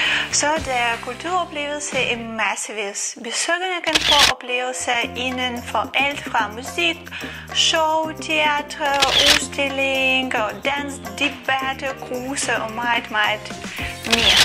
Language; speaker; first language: Danish; non-native, learner; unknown